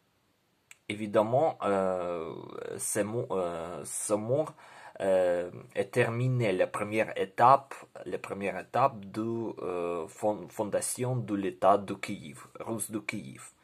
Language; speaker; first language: French; non-native, learner; Ukrainian